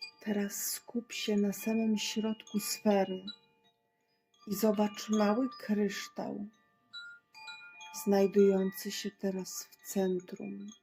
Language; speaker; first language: Polish; native; Polish